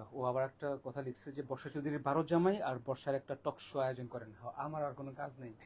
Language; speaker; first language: Bangla; native; Bangla